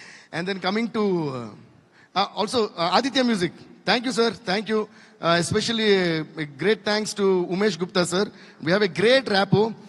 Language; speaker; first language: English; non-native, local second language; Telugu